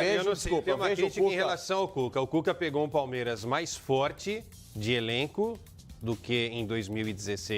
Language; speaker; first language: Portuguese; native; Portuguese